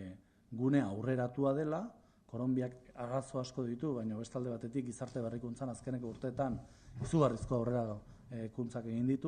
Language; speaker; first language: Basque; native; Basque